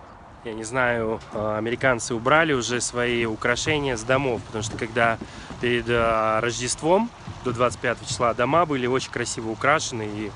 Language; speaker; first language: Russian; native; Russian